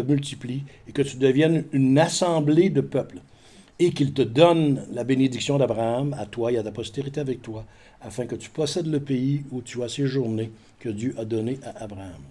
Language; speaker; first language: French; native; French